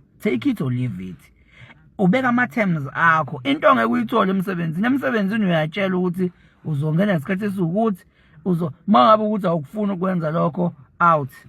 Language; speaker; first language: Zulu; native; Zulu